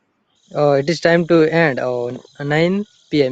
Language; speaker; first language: English; non-native, learner; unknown